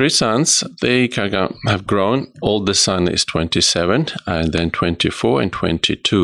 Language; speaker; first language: English; non-native, fluent; Ukrainian